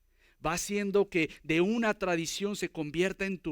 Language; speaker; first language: Spanish; native; Spanish